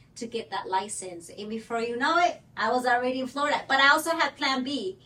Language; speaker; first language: English; early bilingual, other home language; Spanish